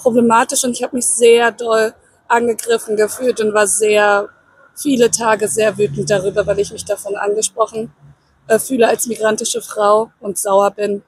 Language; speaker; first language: German; early bilingual, other home language; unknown